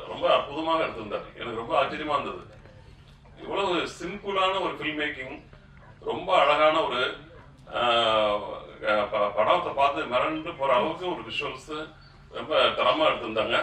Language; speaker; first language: Tamil; native; Tamil